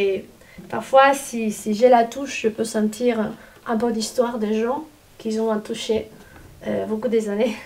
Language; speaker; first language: French; non-native, fluent; Spanish